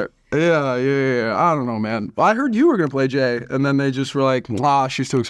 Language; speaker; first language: English; native; English